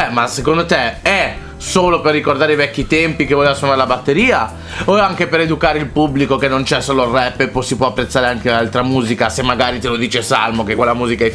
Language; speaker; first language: Italian; native; Italian